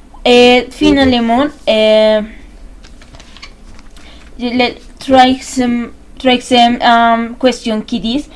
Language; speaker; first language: French; non-native, learner; Spanish